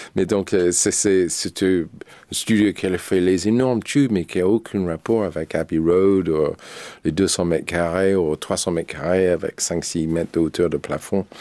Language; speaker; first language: French; non-native, fluent; English